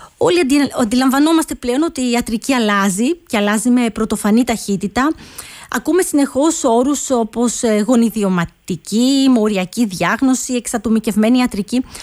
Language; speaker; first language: Greek; native; Greek